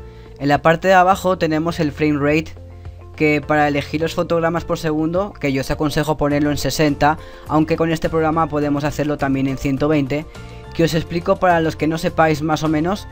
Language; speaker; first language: Spanish; native; Spanish